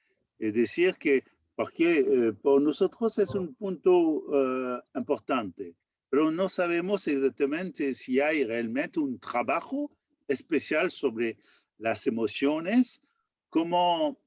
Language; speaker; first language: Spanish; non-native, learner; French